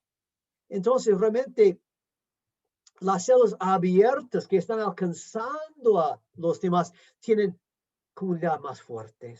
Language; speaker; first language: Spanish; non-native, fluent; English